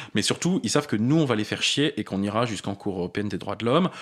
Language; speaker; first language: French; native; French